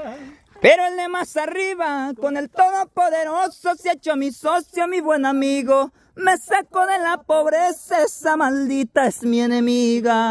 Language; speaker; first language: Spanish; native; Spanish